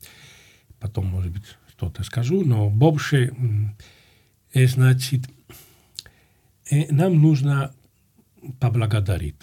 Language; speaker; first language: Russian; non-native, fluent; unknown